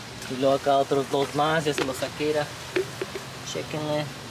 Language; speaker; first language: Spanish; early bilingual, heritage; Spanish